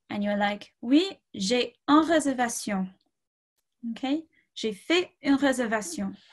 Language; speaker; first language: French; non-native, fluent; English